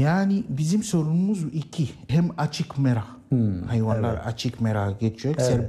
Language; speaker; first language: Turkish; non-native, learner; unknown